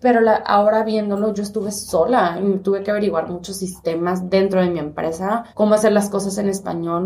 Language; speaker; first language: Spanish; early bilingual, heritage; Spanish